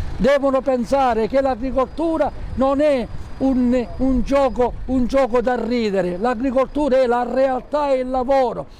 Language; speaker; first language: Italian; native; Italian